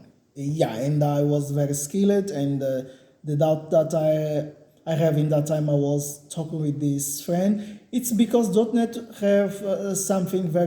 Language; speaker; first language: English; non-native, learner; Portuguese